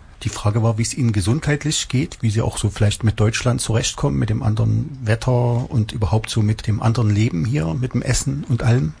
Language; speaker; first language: German; native; German